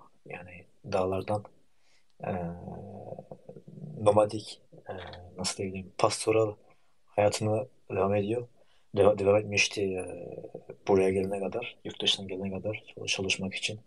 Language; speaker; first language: Turkish; early bilingual, heritage; Turkish